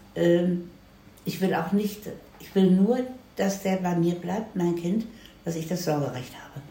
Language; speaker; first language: German; native; German